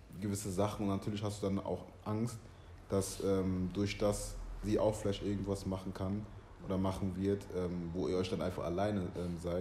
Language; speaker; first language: German; early bilingual, other home language; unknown